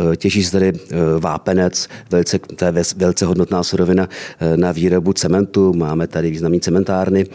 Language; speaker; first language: Czech; native; Czech